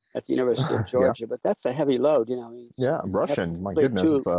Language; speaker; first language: English; native; English